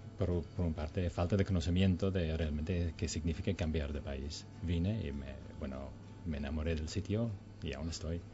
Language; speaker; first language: Spanish; non-native, fluent; English